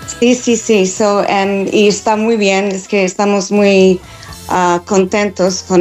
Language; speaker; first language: Spanish; non-native, fluent; English